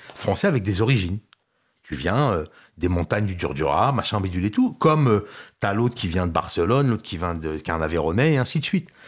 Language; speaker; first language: French; early bilingual, other home language; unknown